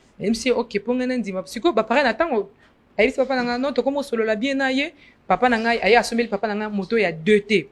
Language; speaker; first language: Lingala; non-native, local second language; Luba-Lulua